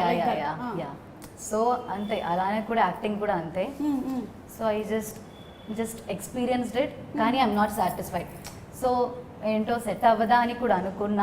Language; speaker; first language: Telugu; non-native, learner; Malayalam